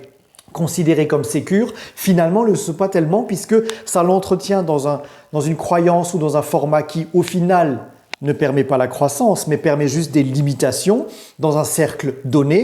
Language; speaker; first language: French; native; French